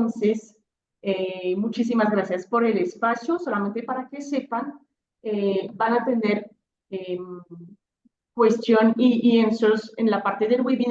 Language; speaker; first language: Spanish; non-native, fluent; French